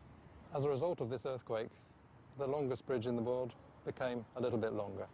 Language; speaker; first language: English; native; English